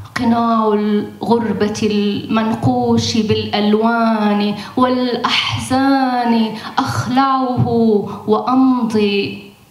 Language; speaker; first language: Arabic; native; Arabic